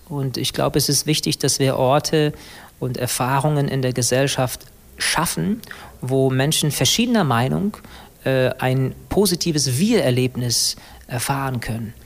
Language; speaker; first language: German; early bilingual, other home language; English